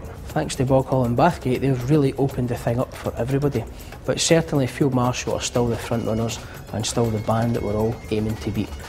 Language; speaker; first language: English; native; English